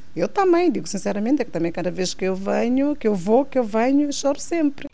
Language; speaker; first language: Portuguese; non-native, local second language; Kabuverdianu